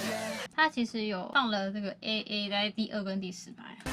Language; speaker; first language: Chinese; native; Chinese